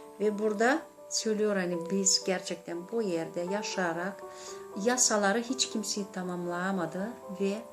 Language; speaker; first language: Turkish; non-native, learner; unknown